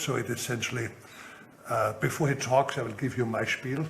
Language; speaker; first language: English; non-native, fluent; German